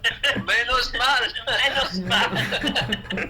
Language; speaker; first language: Spanish; non-native, fluent; English